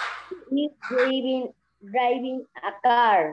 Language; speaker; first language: English; non-native, learner; Spanish